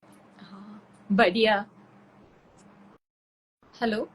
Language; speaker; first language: Hindi; non-native, local second language; Tulu